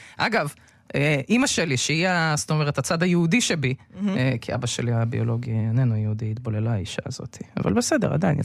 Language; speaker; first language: Hebrew; early bilingual, other home language; Russian